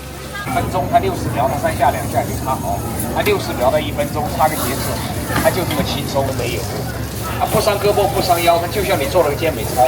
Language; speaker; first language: Chinese; native; Chinese